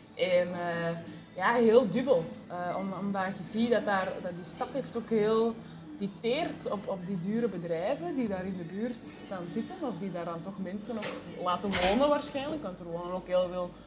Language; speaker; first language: Dutch; native; Dutch